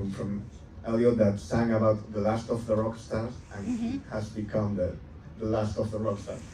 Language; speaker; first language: English; non-native, fluent; Spanish